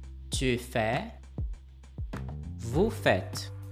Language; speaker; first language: French; non-native, fluent; Portuguese